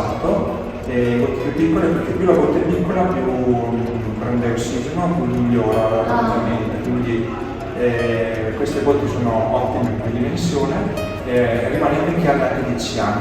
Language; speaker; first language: Italian; native; Italian